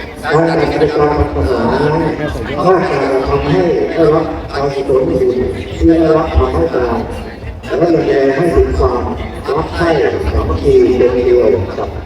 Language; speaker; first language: Thai; native; Thai